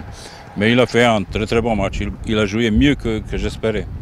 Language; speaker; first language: French; non-native, fluent; Bosnian